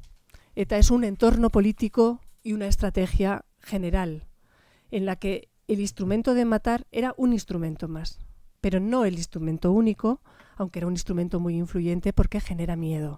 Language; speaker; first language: Spanish; native; Spanish